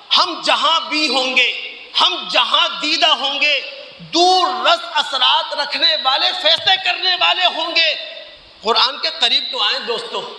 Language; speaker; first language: Urdu; native; Urdu